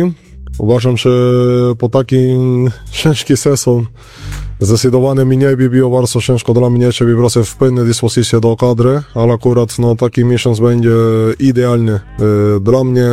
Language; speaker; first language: Polish; non-native, learner; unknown